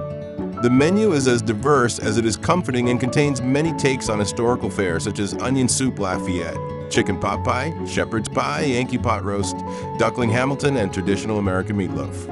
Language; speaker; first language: English; native; English